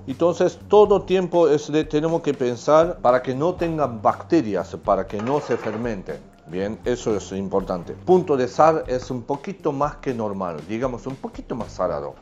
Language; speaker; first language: Spanish; non-native, learner; Japanese